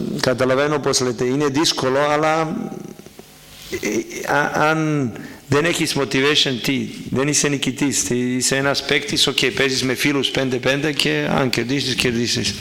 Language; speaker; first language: Greek; non-native, fluent; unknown